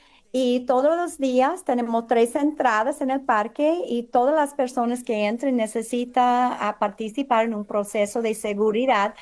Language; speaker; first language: Spanish; early bilingual, heritage; English